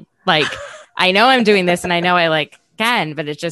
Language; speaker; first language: English; native; English